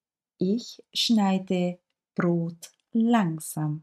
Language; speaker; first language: German; non-native, fluent; Turkish